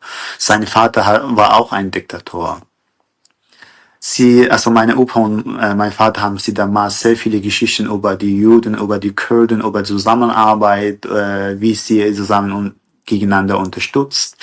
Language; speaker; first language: German; non-native, fluent; Kurdish